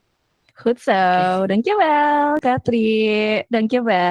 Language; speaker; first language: Dutch; non-native, fluent; Indonesian